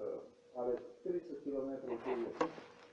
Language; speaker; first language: Polish; non-native, learner; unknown